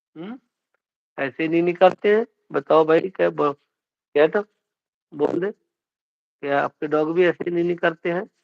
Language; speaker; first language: Hindi; non-native, local second language; Punjabi